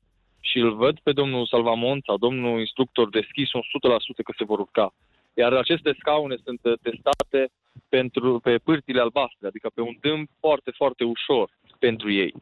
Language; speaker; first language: Romanian; native; Romanian